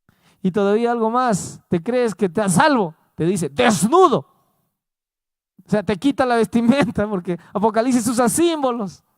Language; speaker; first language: Spanish; native; Spanish